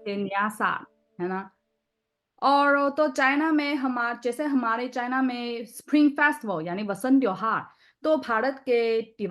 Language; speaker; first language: Hindi; non-native, fluent; Chinese